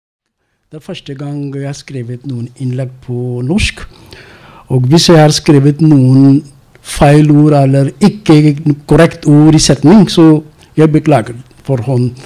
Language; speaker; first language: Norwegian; non-native, learner; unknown